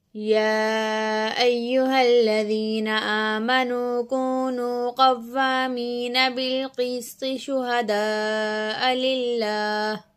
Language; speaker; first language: Arabic; non-native, learner; Urdu